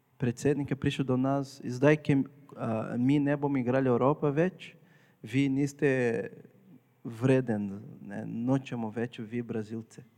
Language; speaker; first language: Slovenian; non-native, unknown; Portuguese